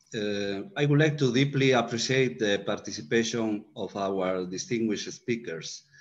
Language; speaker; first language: English; non-native, fluent; Spanish